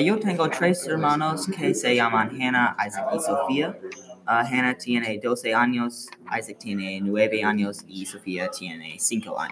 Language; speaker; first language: Spanish; non-native, learner; English